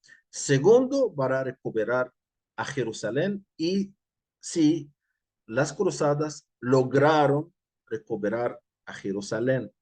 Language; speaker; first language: Spanish; non-native, fluent; Arabic